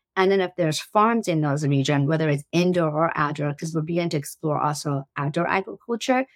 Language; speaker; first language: English; early bilingual, other home language; Persian